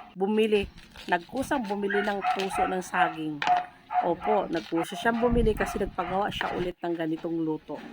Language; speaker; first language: Filipino; non-native, local second language; Cebuano